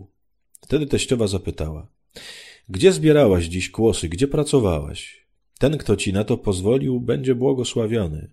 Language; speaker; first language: Polish; native; Polish